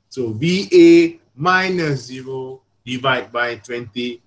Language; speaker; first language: English; non-native, local second language; Malay